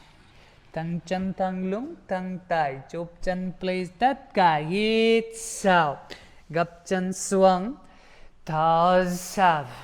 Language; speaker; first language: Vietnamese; non-native, learner; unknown